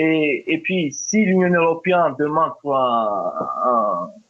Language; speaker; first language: French; non-native, fluent; Turkish